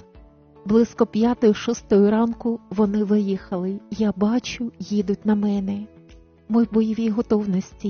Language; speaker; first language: Ukrainian; native; Ukrainian